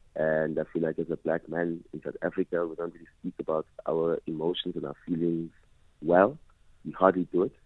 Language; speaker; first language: English; non-native, local second language; Xhosa